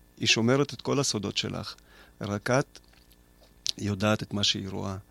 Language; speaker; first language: Hebrew; early bilingual, other home language; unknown